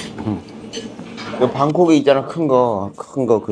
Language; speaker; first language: Korean; native; Korean